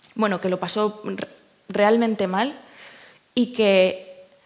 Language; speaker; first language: Spanish; native; Spanish